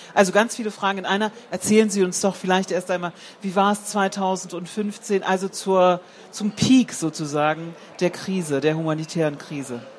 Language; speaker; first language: German; native; German